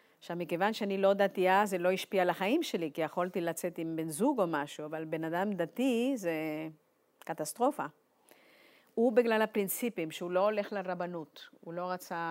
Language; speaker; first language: Hebrew; non-native, fluent; Spanish